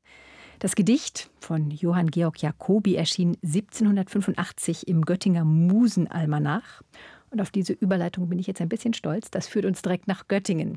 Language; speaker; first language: German; native; German